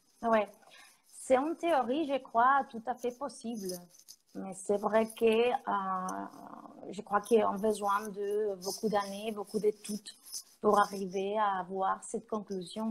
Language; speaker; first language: French; non-native, fluent; Spanish